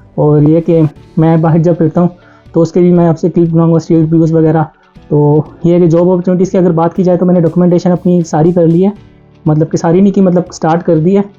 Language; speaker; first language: Urdu; non-native, local second language; Punjabi